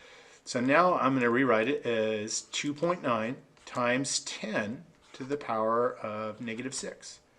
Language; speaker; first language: English; native; English